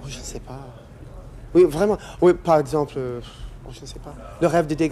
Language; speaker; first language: French; non-native, fluent; English